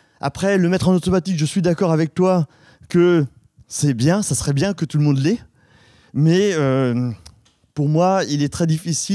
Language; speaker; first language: French; native; French